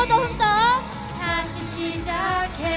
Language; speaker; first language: Spanish; non-native, learner; Korean